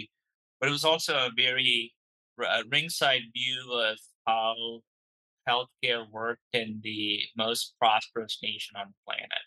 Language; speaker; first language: English; non-native, local second language; Malayalam